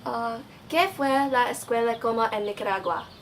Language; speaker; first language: Spanish; non-native, learner; English